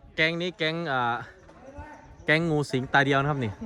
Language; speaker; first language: Thai; non-native, local second language; Northeastern Thai